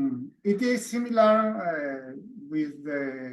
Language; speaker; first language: English; non-native, learner; Spanish